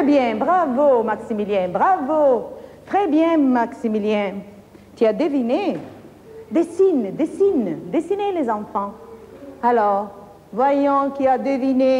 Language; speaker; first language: French; non-native, fluent; Italian